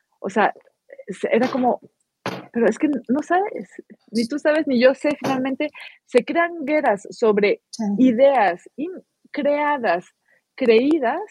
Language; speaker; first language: Spanish; non-native, fluent; French